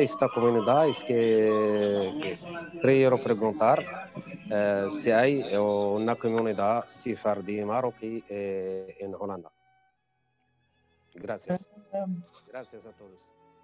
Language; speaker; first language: Spanish; non-native, fluent; Arabic